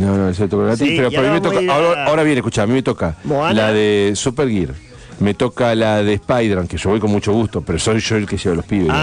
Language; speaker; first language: Spanish; native; Spanish